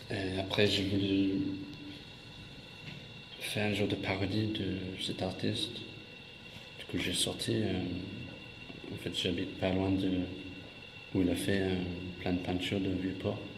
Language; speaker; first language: French; non-native, fluent; English